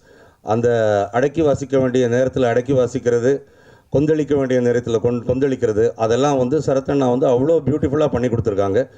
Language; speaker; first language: Tamil; native; Tamil